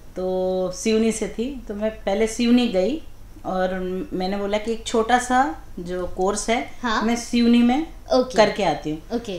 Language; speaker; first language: Hindi; native; Hindi